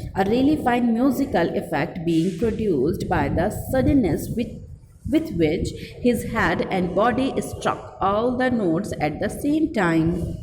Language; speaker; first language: English; non-native, local second language; Hindi